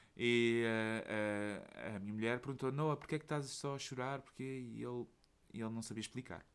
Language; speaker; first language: Portuguese; native; Portuguese